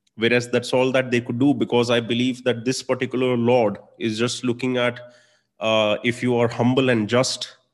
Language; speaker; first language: English; non-native, local second language; Hindi